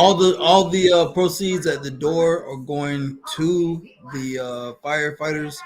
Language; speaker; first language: English; native; English